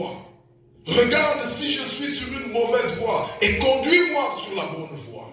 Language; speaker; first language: French; non-native, local second language; Lingala